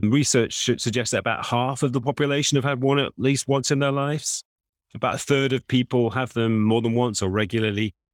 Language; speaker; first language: English; native; English